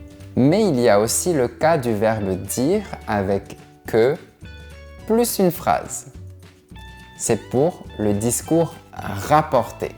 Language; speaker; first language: French; native; French